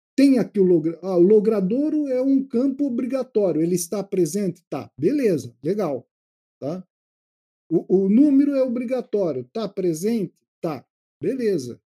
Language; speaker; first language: Portuguese; native; Portuguese